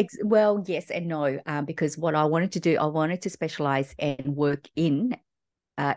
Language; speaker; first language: English; early bilingual, other home language; Vietnamese